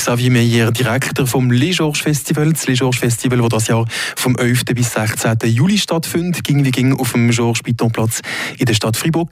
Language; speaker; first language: German; native; German